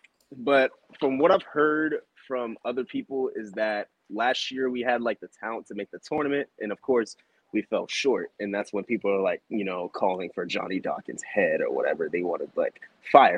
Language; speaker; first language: English; native; English